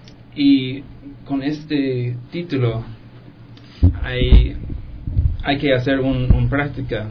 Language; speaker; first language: Spanish; non-native, fluent; English